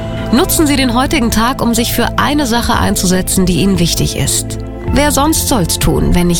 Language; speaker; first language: German; native; German